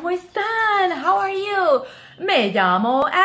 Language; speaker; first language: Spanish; non-native, fluent; English